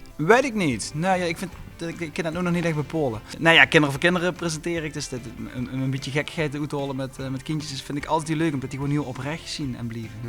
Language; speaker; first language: Dutch; native; Dutch